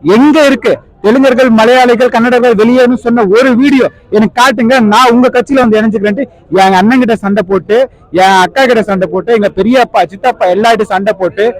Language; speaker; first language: Tamil; non-native, local second language; Telugu